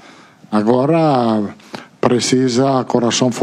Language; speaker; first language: Portuguese; non-native, fluent; Italian